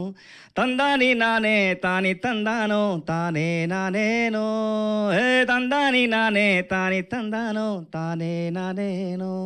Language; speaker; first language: Telugu; non-native, learner; Kannada